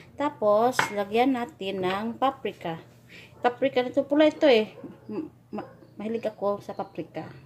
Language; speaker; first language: Filipino; non-native, local second language; Cebuano